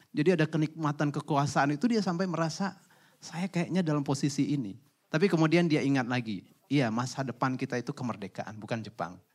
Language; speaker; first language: Indonesian; native; Indonesian